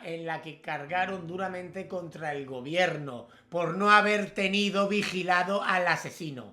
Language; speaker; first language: Spanish; native; Spanish